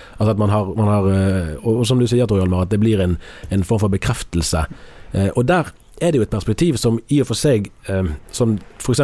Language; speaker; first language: Norwegian; native; Norwegian